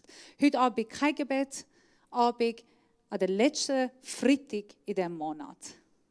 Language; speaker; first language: German; non-native, fluent; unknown